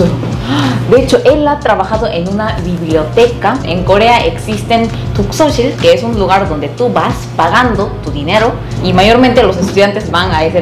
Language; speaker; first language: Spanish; non-native, fluent; Korean